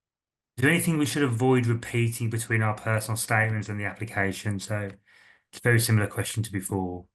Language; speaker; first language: English; native; English